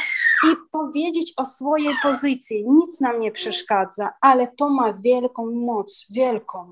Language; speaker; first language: Polish; non-native, learner; Ukrainian